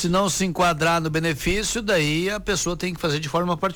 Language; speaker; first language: Portuguese; native; Portuguese